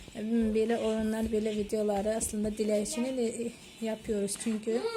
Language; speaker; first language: Turkish; early bilingual, heritage; Turkish